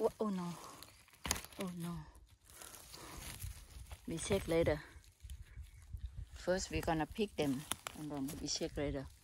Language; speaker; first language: English; non-native, learner; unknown